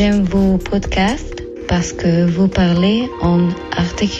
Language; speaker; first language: French; non-native, learner; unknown